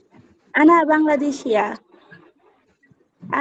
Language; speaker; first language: Arabic; non-native, learner; Bangla